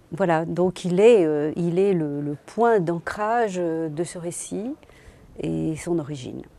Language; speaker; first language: French; native; French